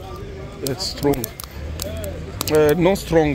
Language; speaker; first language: English; non-native, learner; Lingala